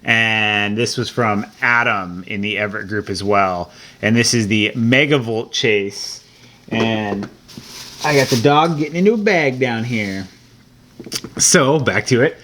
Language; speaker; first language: English; native; English